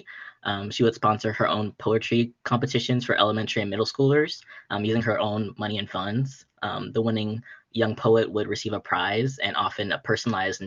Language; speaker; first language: English; native; English